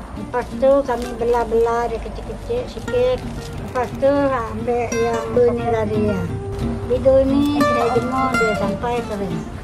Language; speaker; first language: Malay; non-native, local second language; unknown